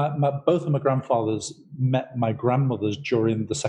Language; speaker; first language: English; native; English